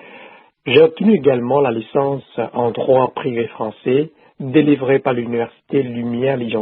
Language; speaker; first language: French; non-native, fluent; Khmer